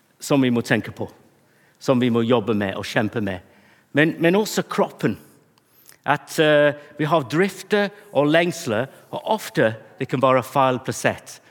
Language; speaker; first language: Norwegian; non-native, fluent; English